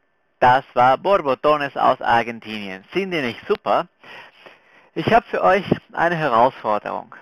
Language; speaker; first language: German; non-native, fluent; Spanish